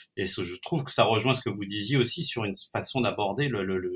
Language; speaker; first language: French; native; French